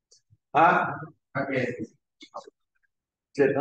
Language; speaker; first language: Chinese; native; Chinese